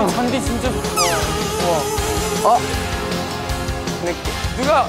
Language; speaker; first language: Korean; non-native, fluent; Thai